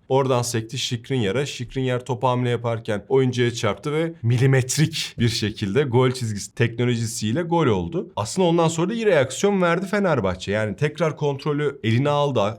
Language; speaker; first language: Turkish; native; Turkish